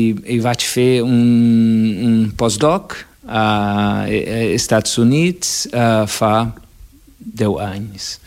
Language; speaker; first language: Catalan; non-native, fluent; Portuguese